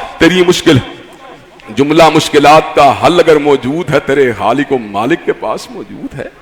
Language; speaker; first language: Urdu; non-native, local second language; Punjabi